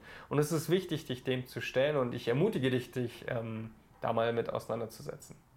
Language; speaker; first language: German; native; German